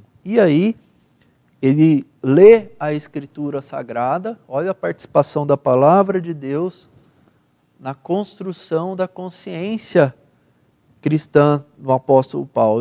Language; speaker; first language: Portuguese; native; Portuguese